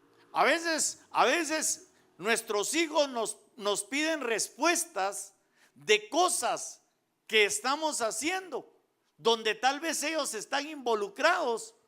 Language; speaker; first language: Spanish; native; Spanish